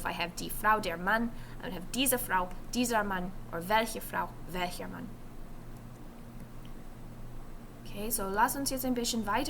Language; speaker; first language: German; non-native, fluent; English